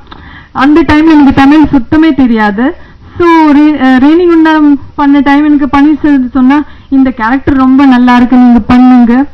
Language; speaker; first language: Tamil; non-native, learner; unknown